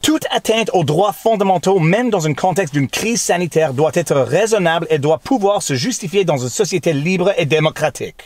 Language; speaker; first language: French; non-native, local second language; English